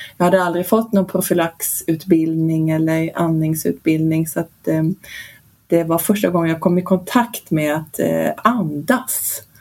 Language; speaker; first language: Swedish; early bilingual, heritage; Swedish